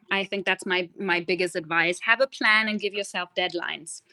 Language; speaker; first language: English; non-native, fluent; German